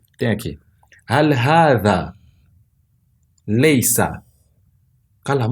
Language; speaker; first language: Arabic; non-native, fluent; Portuguese